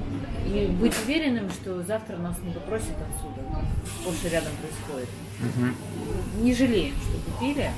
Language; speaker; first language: Russian; native; Russian